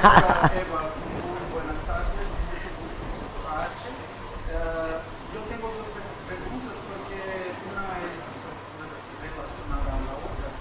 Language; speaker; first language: Spanish; non-native, fluent; Portuguese